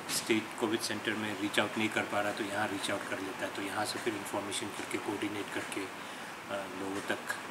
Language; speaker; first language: Hindi; non-native, local second language; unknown